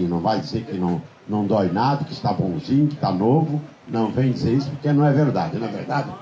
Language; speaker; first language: Portuguese; native; Portuguese